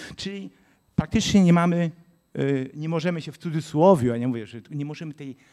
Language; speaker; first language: Polish; native; Polish